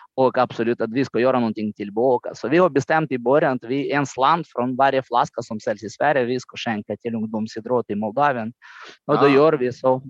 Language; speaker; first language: Swedish; non-native, fluent; Romanian